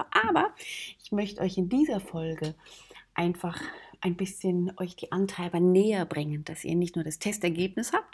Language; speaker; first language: German; native; German